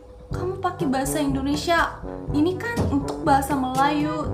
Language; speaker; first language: Indonesian; non-native, fluent; Korean